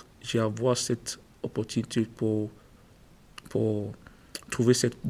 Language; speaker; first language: French; non-native, learner; English